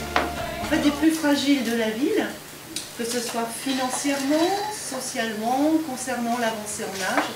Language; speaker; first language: French; native; French